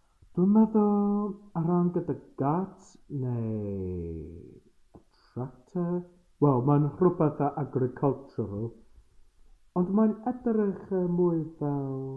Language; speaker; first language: Welsh; non-native, learner; English